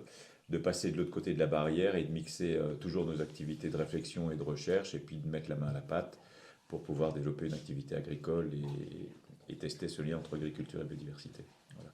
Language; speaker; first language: French; native; French